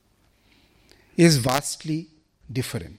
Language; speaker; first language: English; non-native, local second language; Bangla